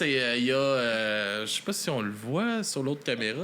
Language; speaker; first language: French; native; French